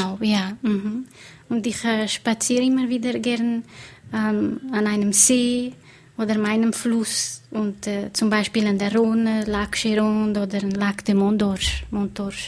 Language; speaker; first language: German; non-native, fluent; Portuguese